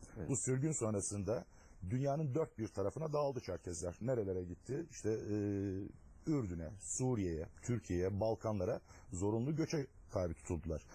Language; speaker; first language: Turkish; non-native, local second language; Adyghe